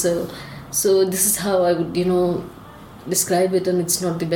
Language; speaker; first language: English; non-native, local second language; Tamil